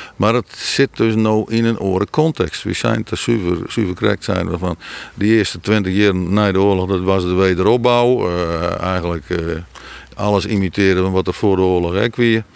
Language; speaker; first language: Dutch; native; Dutch